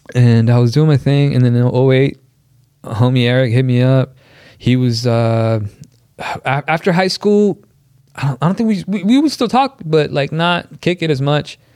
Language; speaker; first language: English; early bilingual, other home language; Spanish